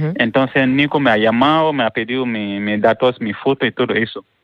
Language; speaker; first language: Spanish; non-native, learner; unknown